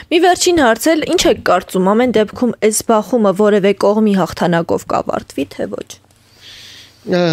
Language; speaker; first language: Armenian; native; Armenian